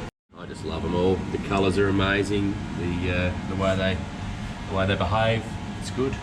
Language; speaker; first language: English; native; English